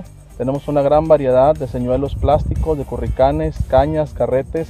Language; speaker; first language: Spanish; native; Spanish